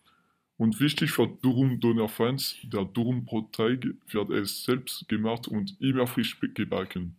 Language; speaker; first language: German; non-native, learner; French